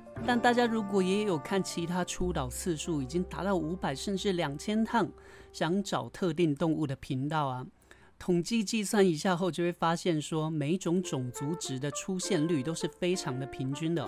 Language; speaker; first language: Chinese; native; Chinese